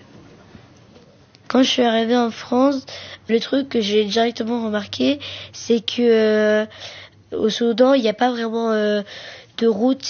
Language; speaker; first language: French; early bilingual, other home language; Arabic